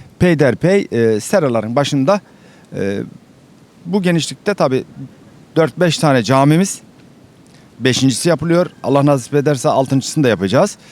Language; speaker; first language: Turkish; native; Turkish